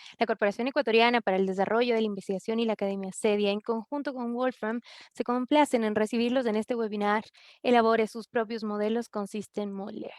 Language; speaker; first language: Spanish; native; Spanish